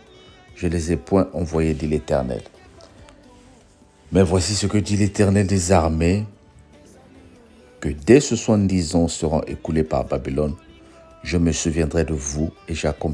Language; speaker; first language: French; non-native, local second language; Lingala